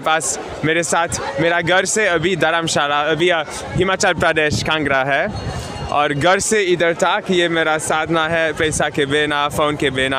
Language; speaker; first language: Hindi; non-native, learner; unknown